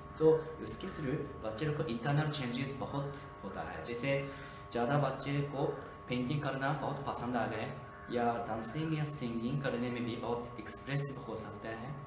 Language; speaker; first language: Hindi; non-native, fluent; Japanese